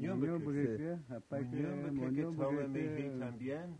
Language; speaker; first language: Spanish; non-native, fluent; English